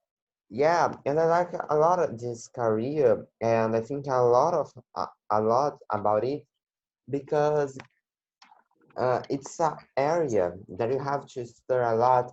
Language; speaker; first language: English; non-native, learner; Portuguese